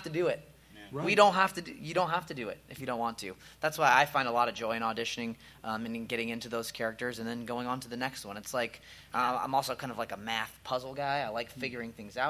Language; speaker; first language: English; native; English